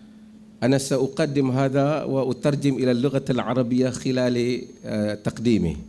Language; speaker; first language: Arabic; non-native, fluent; Malay